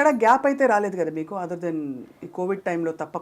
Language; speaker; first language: Telugu; native; Telugu